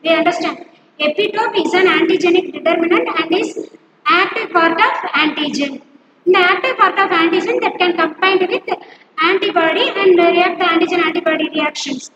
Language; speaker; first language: English; non-native, local second language; Tamil